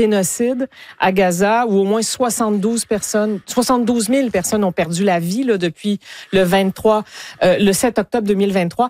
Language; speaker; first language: French; native; French